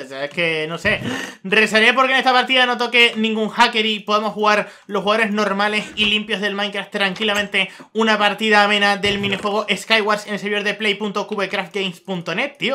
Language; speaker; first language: Spanish; native; Spanish